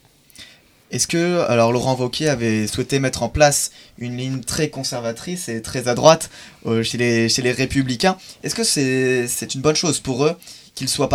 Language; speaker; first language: French; native; French